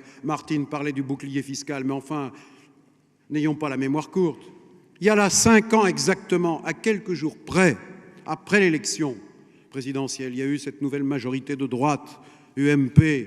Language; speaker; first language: French; native; French